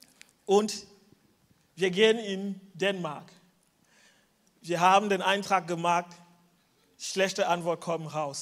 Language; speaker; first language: German; non-native, fluent; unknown